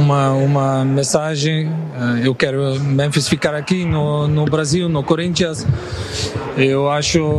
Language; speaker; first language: Portuguese; non-native, learner; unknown